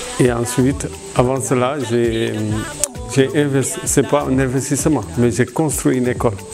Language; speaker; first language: French; non-native, local second language; Fula